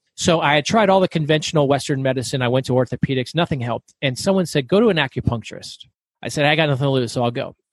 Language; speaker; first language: English; native; English